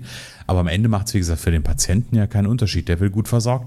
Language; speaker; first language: German; native; German